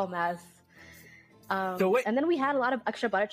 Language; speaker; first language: English; native; English